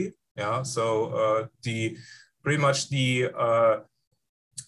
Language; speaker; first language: English; non-native, fluent; German